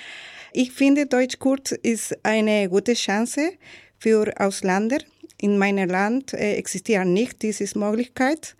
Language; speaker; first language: German; non-native, learner; Spanish